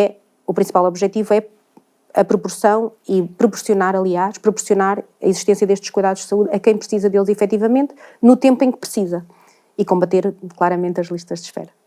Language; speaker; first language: Portuguese; native; Portuguese